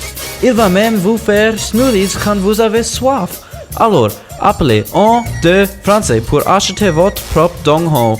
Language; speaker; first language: French; non-native, learner; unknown